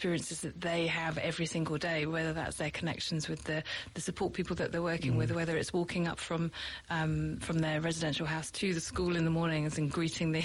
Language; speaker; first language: English; native; English